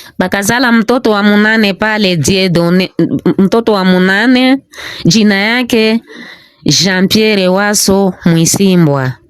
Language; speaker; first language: Swahili; non-native, local second language; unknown